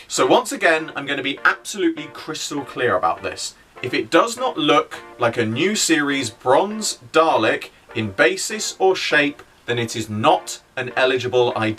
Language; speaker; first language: English; native; English